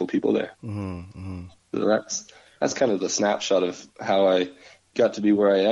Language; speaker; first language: English; native; English